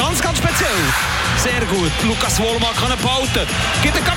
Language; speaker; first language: German; native; German